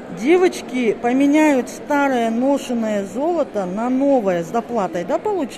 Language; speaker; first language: Russian; non-native, local second language; Kazakh